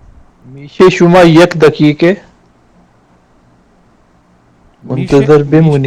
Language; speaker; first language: Persian; non-native, learner; Urdu